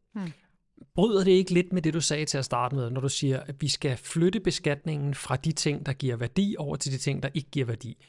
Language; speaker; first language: Danish; native; Danish